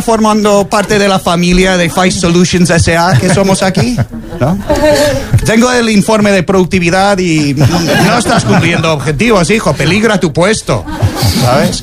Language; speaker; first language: Spanish; non-native, fluent; English